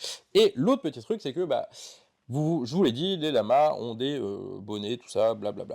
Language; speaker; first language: French; native; French